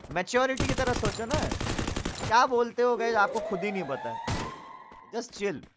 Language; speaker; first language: Hindi; native; Hindi